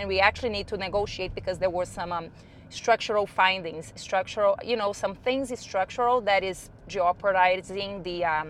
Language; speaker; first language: English; non-native, fluent; Portuguese